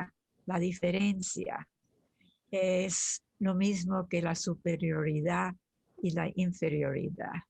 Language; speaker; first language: Spanish; early bilingual, other home language; German